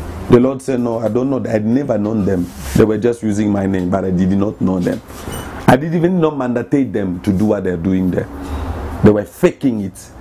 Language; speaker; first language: English; non-native, fluent; Lingala